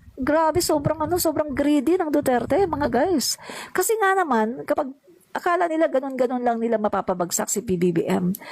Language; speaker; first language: Filipino; non-native, local second language; Cebuano